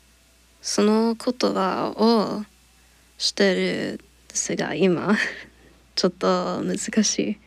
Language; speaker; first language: Japanese; non-native, learner; English